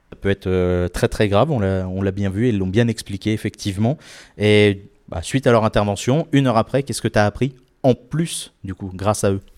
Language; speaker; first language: French; native; French